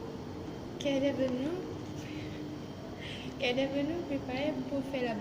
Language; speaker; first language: French; non-native, learner; Malay